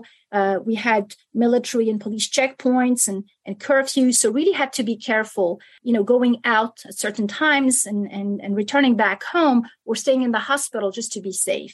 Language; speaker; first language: English; non-native, fluent; Arabic